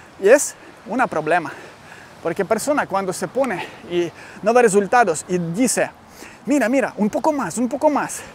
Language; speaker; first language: Spanish; non-native, learner; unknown